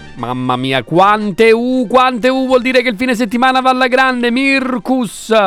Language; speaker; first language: Italian; native; Italian